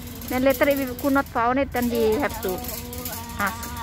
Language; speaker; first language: English; non-native, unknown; Indonesian